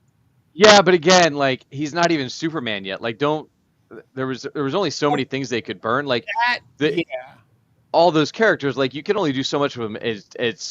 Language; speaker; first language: English; native; English